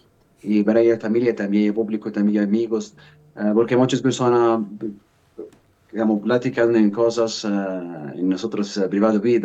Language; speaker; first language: Spanish; non-native, learner; Arabic